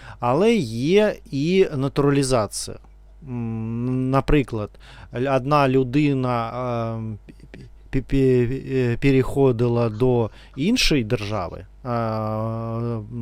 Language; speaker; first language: Ukrainian; non-native, learner; Russian